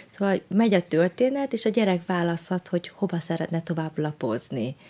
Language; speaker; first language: Hungarian; early bilingual, other home language; Vietnamese